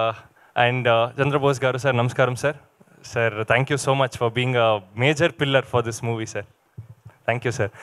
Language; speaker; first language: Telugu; non-native, learner; Kannada